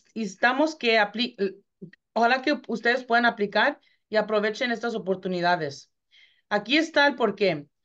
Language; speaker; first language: Spanish; early bilingual, heritage; Spanish